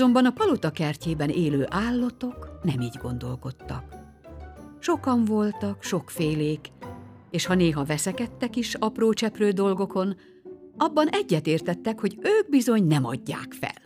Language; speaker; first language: Hungarian; native; Hungarian